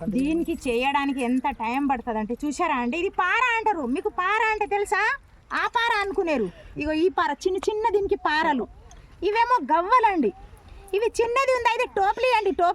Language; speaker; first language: Telugu; non-native, local second language; Lambadi